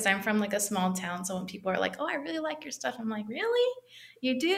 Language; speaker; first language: English; native; English